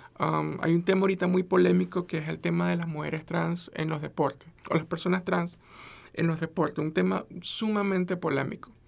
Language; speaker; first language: Spanish; native; Spanish